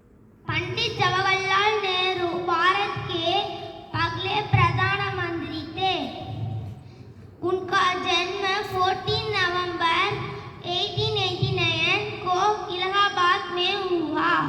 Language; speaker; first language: Hindi; non-native, local second language; Tamil